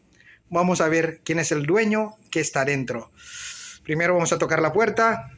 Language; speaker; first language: Spanish; non-native, fluent; Indonesian